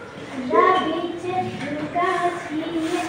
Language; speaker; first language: French; non-native, learner; Arabic